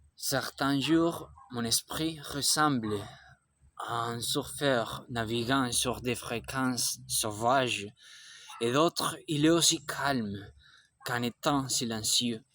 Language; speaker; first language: French; non-native, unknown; Spanish